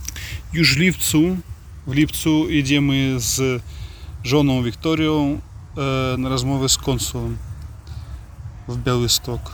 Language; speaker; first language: Polish; non-native, learner; Russian